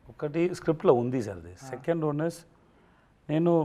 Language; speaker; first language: Telugu; non-native, learner; Tamil